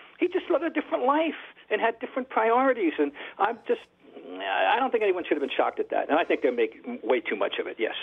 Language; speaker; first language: English; native; English